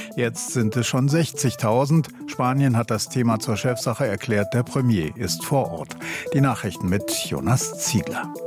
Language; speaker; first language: German; native; German